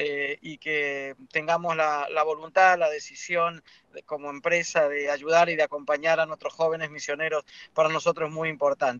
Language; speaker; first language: Spanish; native; Spanish